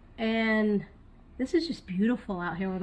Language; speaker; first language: English; native; English